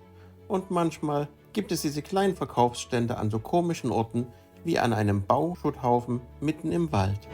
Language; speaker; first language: German; native; German